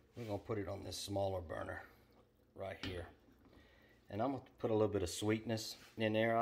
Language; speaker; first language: English; native; English